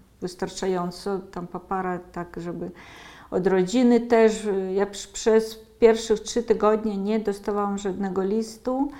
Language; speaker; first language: Polish; early bilingual, heritage; Polish